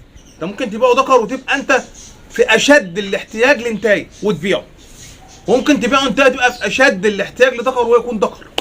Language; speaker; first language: Arabic; native; Arabic